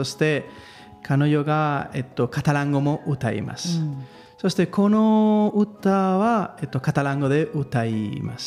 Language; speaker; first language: Japanese; non-native, learner; Catalan